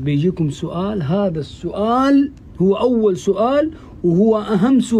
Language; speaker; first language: Arabic; native; Arabic